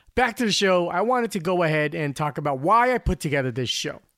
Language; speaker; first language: English; non-native, local second language; Filipino